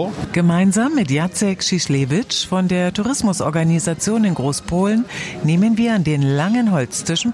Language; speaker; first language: German; native; German